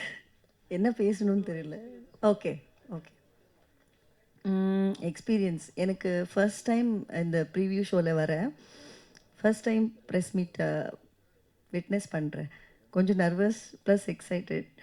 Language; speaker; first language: Tamil; non-native, fluent; Kannada